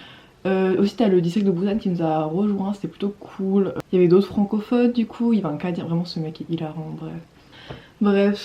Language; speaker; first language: French; native; French